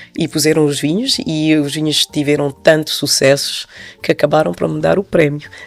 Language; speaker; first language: Portuguese; non-native, local second language; Upper Guinea Crioulo